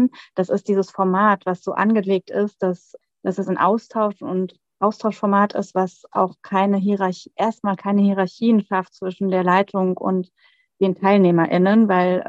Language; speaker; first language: German; native; German